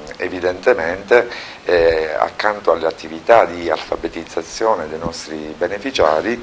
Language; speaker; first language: Italian; native; Italian